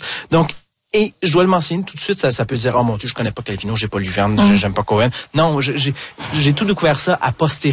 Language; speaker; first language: French; native; French